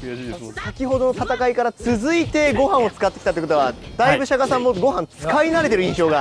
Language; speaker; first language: Japanese; native; Japanese